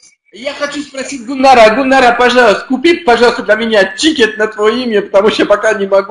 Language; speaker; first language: Russian; non-native, learner; French